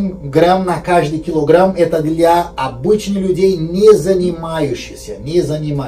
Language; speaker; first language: Russian; non-native, fluent; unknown